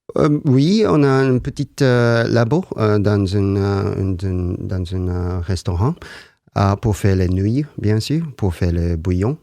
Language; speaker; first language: French; non-native, learner; Japanese